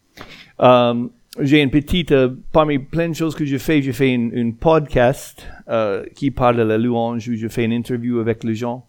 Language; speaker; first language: French; non-native, fluent; English